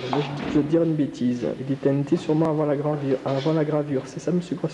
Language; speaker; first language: French; native; French